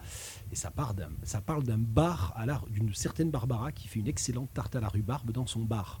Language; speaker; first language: French; native; French